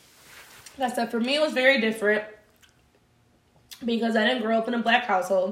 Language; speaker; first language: English; native; English